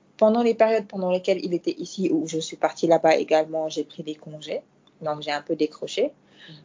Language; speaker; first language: French; non-native, local second language; Fula